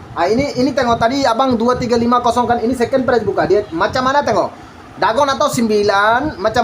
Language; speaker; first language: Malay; non-native, learner; Bangla